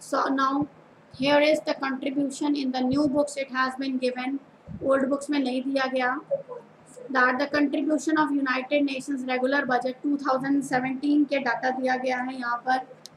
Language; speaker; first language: Hindi; non-native, local second language; Punjabi